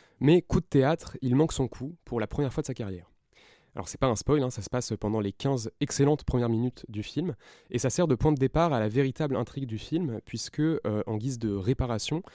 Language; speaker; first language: French; native; French